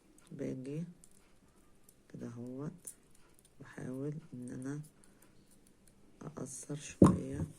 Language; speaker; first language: Arabic; native; Arabic